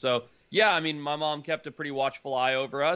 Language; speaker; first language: English; native; English